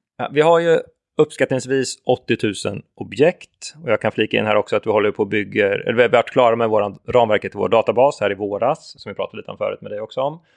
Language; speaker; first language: Swedish; native; Swedish